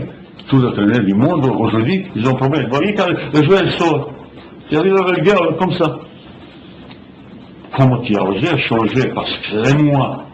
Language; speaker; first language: French; non-native, fluent; Bosnian